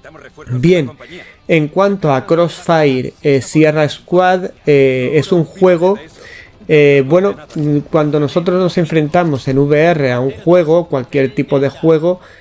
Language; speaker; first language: Spanish; native; Spanish